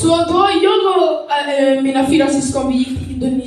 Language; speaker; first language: Swedish; early bilingual, other home language; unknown